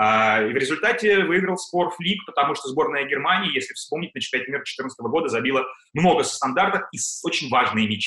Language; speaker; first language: Russian; native; Russian